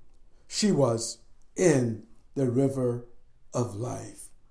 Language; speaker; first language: English; native; English